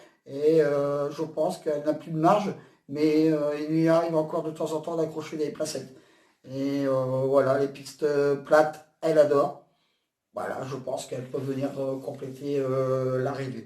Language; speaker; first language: French; native; French